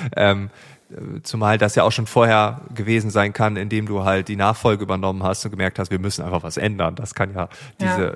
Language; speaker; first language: German; native; German